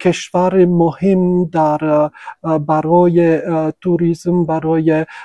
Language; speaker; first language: Persian; non-native, fluent; French